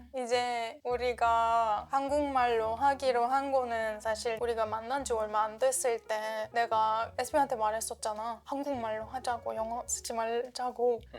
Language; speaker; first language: Korean; non-native, fluent; Turkish